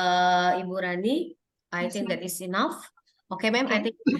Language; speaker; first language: English; non-native, learner; Indonesian